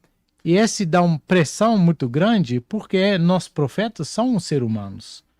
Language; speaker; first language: Portuguese; non-native, fluent; Dutch